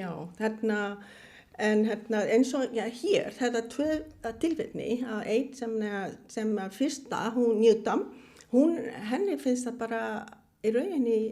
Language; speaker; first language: Icelandic; non-native, fluent; Vietnamese